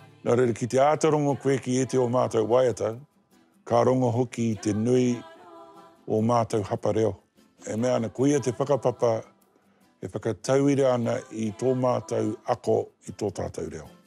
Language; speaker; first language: Māori; non-native, local second language; English